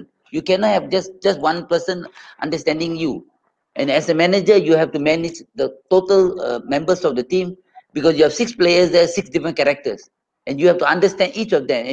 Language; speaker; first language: English; non-native, local second language; Tamil